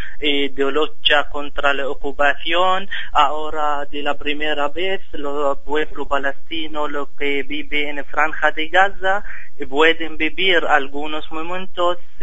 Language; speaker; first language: Spanish; non-native, fluent; Arabic